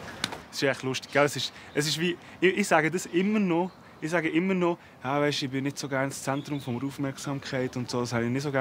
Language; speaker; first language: German; native; German